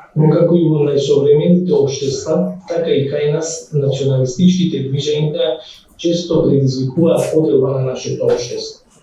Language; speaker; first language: Macedonian; native; Macedonian